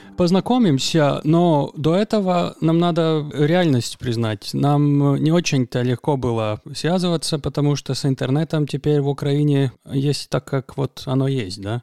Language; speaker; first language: Russian; non-native, local second language; Latvian